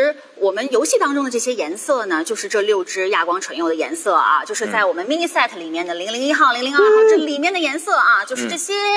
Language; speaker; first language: Chinese; native; Chinese